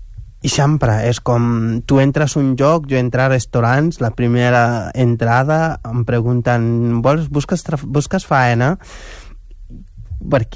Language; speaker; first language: Catalan; non-native, fluent; Wolof